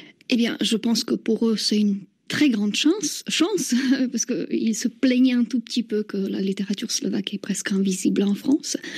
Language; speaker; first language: French; non-native, fluent; Slovak